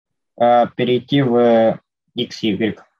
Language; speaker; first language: Russian; native; Russian